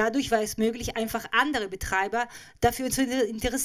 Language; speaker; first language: German; native; German